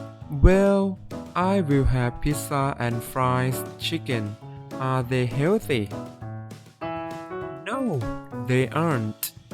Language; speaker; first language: English; non-native, fluent; Thai